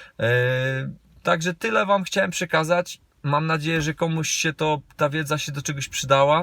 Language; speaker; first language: Polish; native; Polish